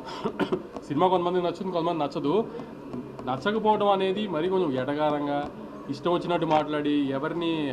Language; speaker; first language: Telugu; native; Telugu